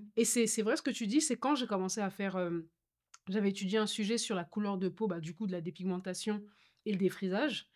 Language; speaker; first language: French; native; French